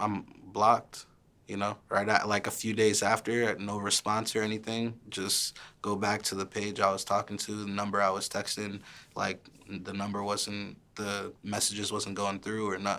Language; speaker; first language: English; early bilingual, other home language; Haitian Creole